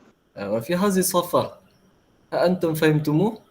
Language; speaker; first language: Arabic; non-native, fluent; Malay